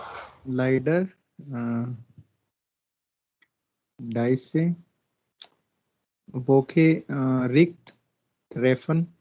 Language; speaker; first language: German; non-native, learner; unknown